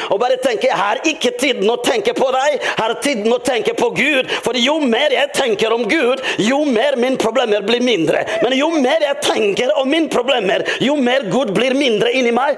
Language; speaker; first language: Norwegian; non-native, fluent; Rundi